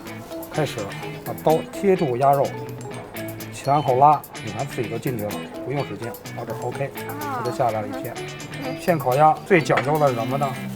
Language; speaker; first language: Chinese; native; Chinese